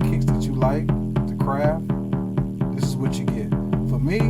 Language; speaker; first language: English; native; English